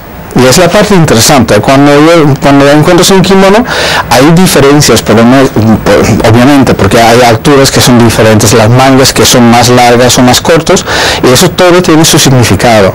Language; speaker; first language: Spanish; non-native, fluent; Dutch